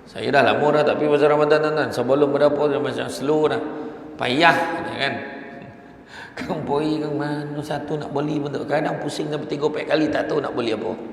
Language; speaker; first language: Malay; native; Malay